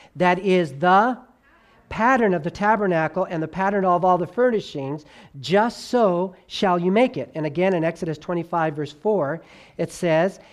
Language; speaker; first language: English; native; English